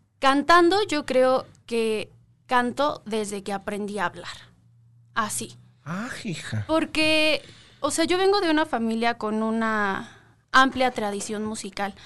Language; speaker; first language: Spanish; native; Spanish